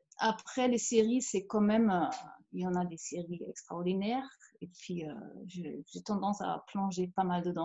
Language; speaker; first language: French; non-native, fluent; German